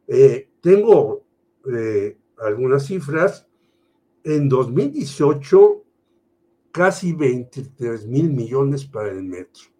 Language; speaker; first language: Spanish; native; Spanish